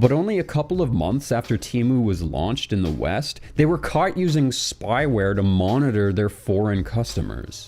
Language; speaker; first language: English; native; English